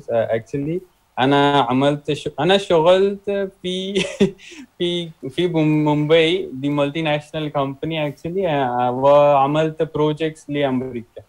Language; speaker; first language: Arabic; non-native, learner; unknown